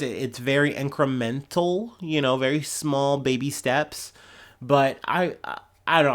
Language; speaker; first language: English; native; English